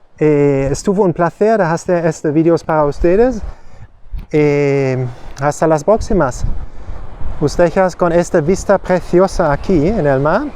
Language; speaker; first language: Spanish; non-native, learner; German